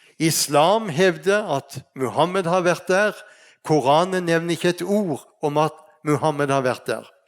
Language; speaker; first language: Norwegian; native; Norwegian